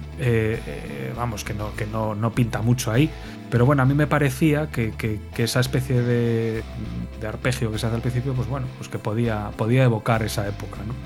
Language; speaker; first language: Spanish; native; Spanish